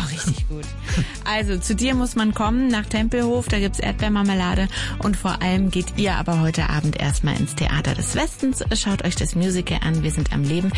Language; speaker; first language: German; native; German